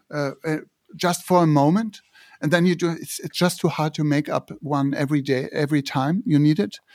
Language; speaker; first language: English; non-native, fluent; German